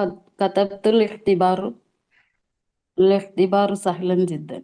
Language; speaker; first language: Arabic; non-native, learner; Malayalam